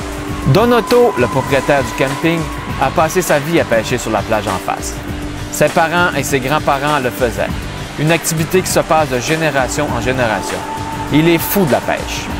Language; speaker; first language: French; native; French